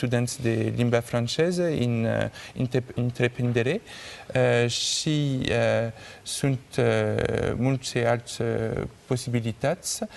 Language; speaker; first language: Romanian; non-native, learner; French